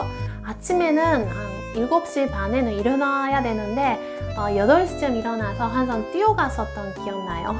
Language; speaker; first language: Korean; non-native, fluent; Japanese